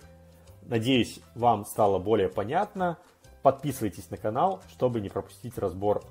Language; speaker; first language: Russian; native; Russian